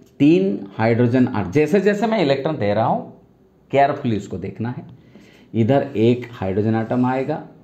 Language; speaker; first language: Hindi; non-native, local second language; Bangla